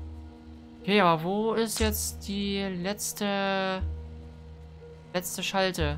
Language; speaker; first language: German; native; German